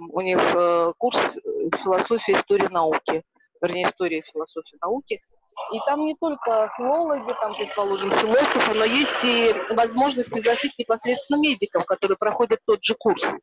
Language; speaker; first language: Russian; native; Russian